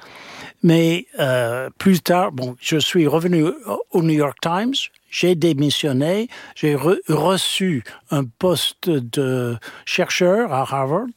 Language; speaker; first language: French; non-native, fluent; English